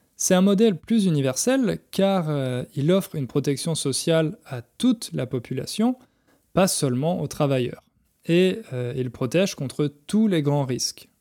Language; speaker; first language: French; native; French